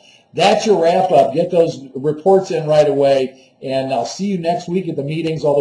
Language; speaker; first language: English; native; English